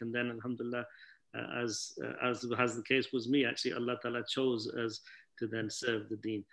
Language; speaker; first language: English; early bilingual, other home language; Urdu